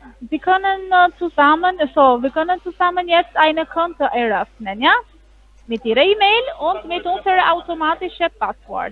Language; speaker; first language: German; non-native, learner; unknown